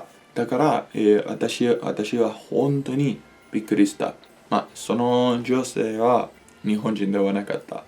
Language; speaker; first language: Japanese; non-native, learner; Spanish